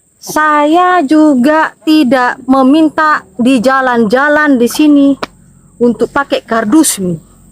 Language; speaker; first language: Indonesian; non-native, local second language; Madurese